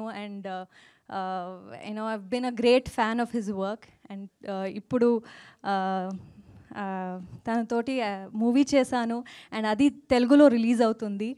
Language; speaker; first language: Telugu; non-native, fluent; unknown